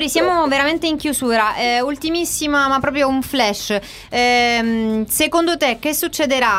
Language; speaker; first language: Italian; native; Italian